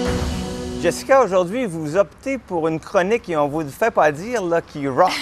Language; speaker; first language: French; native; French